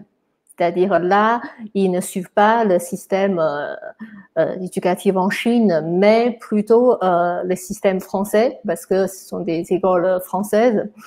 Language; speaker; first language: French; non-native, fluent; Chinese